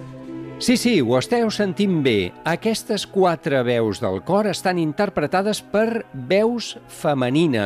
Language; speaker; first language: Catalan; native; Catalan